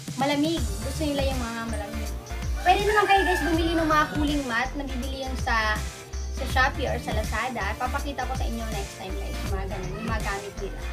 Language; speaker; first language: Filipino; non-native, local second language; Bikol